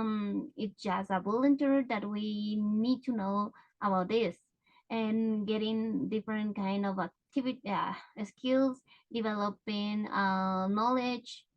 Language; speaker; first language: English; non-native, learner; Spanish